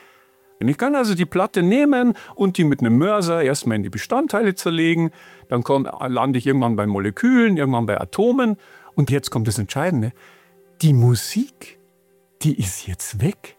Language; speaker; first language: German; native; German